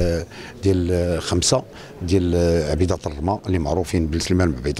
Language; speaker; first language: Arabic; native; Arabic